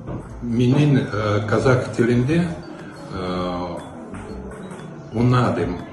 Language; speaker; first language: Kazakh; non-native, learner; Russian